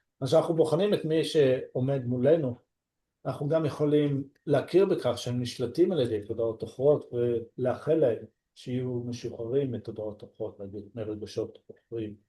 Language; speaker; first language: Hebrew; native; Hebrew